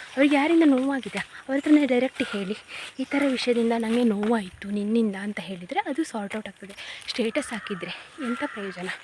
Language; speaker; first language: Kannada; native; Kannada